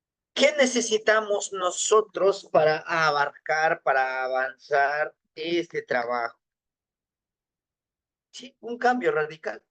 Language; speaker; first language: Spanish; native; Spanish